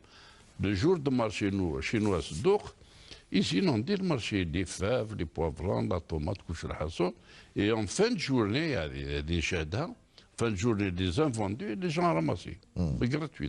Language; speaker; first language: French; non-native, local second language; Kabyle